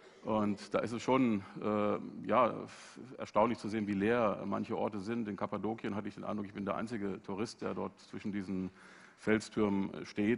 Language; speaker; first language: German; native; German